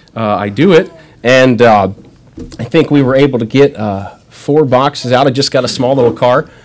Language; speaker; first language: English; native; English